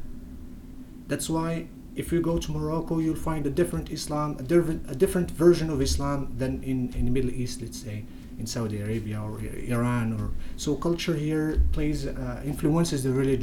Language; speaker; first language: English; non-native, fluent; Berber languages